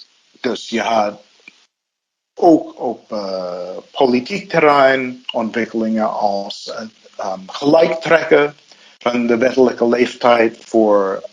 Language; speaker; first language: Dutch; non-native, fluent; English